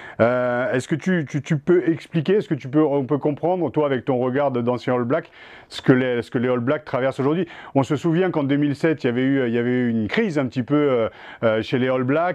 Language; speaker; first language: French; native; French